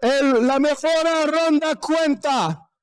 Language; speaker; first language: Spanish; non-native, learner; French